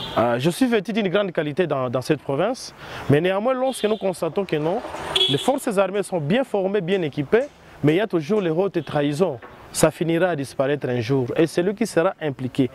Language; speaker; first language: French; non-native, local second language; Swahili